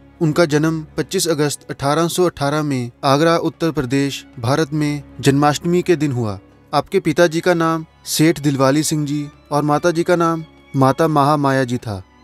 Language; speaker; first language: Hindi; non-native, local second language; Punjabi